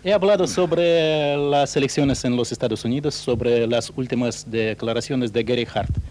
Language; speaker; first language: Spanish; non-native, fluent; Russian